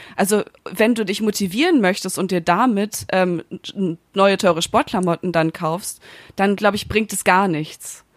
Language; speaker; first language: German; native; German